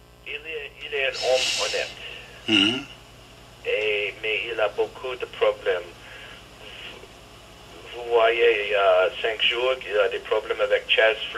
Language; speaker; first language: French; non-native, learner; English